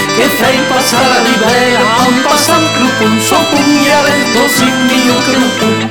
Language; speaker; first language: French; native; French